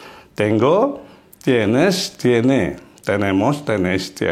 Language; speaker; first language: Spanish; non-native, fluent; Indonesian